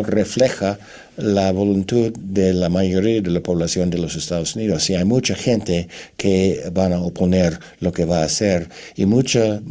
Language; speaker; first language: Spanish; non-native, fluent; English